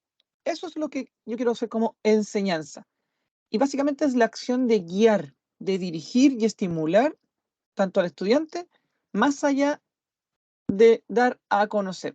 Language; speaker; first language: Spanish; native; Spanish